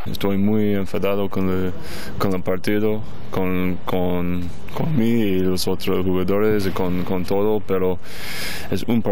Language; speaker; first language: Spanish; non-native, learner; Galician